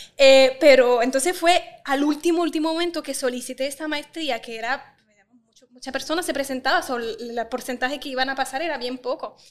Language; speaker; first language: Spanish; non-native, fluent; French